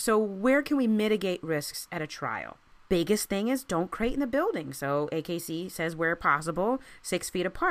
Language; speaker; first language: English; native; English